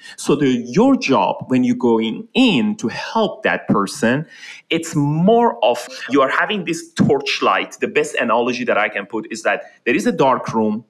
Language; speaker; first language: English; non-native, fluent; Persian